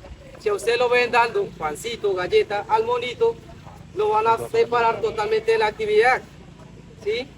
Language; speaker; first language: Spanish; native; Spanish